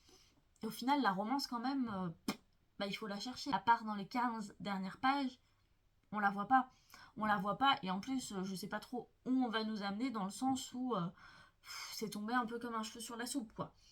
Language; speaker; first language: French; native; French